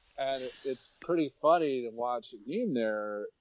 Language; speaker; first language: English; native; English